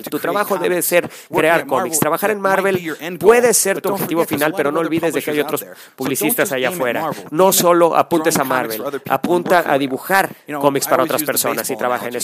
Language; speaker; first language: Spanish; native; Spanish